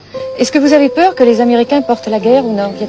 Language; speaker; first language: French; native; French